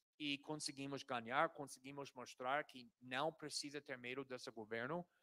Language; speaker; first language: Portuguese; non-native, fluent; English